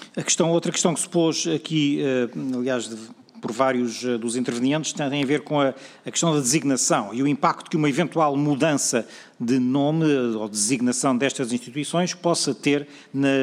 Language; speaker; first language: Portuguese; native; Portuguese